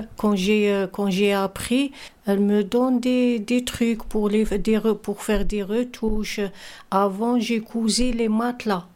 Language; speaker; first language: French; non-native, fluent; Arabic